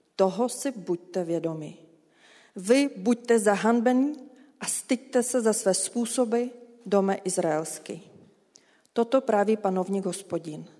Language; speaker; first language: Czech; native; Czech